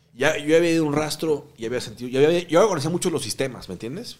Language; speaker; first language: Spanish; native; Spanish